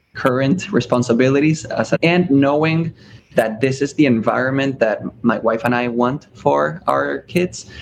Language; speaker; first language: English; early bilingual, other home language; Spanish